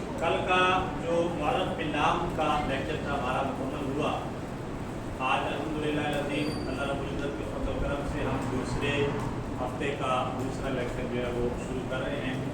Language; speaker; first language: Urdu; non-native, local second language; Punjabi